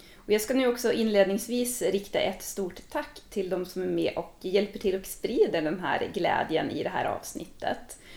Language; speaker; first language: Swedish; native; Swedish